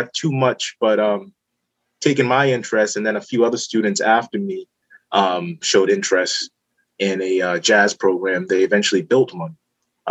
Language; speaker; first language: English; native; English